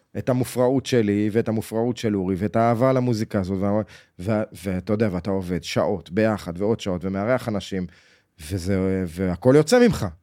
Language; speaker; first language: Hebrew; native; Hebrew